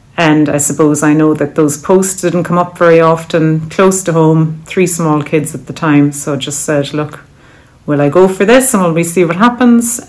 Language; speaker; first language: English; native; English